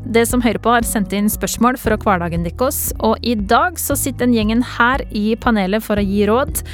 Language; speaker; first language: Norwegian; native; Norwegian